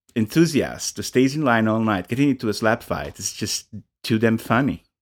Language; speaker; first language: English; non-native, fluent; Italian